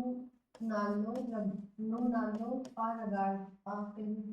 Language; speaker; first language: French; non-native, learner; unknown